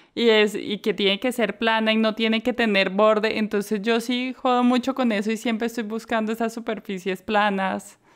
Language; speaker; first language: Spanish; native; Spanish